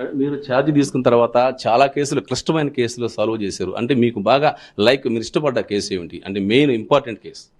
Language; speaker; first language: Telugu; native; Telugu